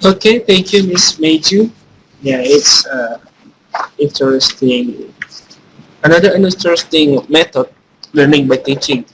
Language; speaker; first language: English; non-native, fluent; Indonesian